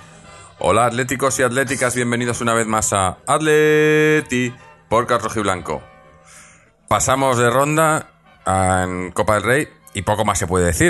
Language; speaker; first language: Spanish; native; Spanish